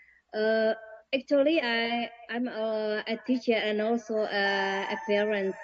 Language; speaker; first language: English; non-native, learner; Indonesian